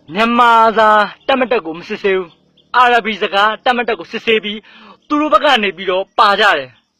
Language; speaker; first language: Burmese; native; Burmese